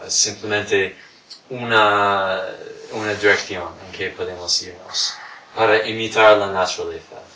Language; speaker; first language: Spanish; non-native, fluent; English